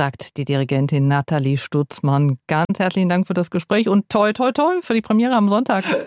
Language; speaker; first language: German; native; German